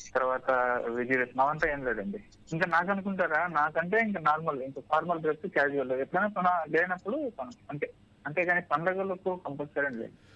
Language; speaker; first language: Telugu; native; Telugu